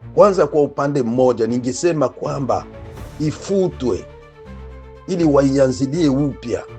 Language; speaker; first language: Swahili; native; Swahili